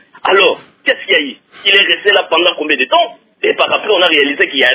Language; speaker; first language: French; non-native, local second language; Lingala